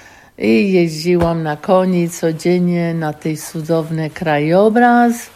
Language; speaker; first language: Polish; non-native, learner; English